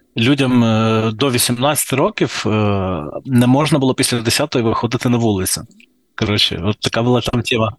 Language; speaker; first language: Ukrainian; non-native, local second language; Russian